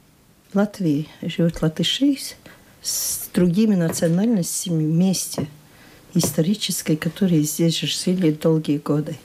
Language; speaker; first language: Russian; non-native, local second language; Latvian